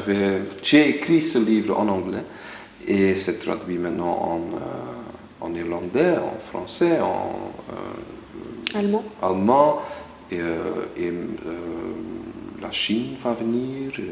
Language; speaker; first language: French; non-native, local second language; Dutch